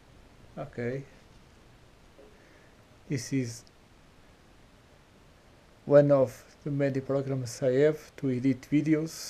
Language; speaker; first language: English; non-native, learner; Portuguese